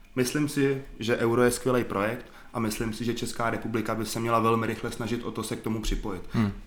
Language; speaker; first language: Czech; native; Czech